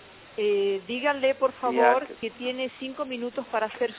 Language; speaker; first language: Spanish; native; Spanish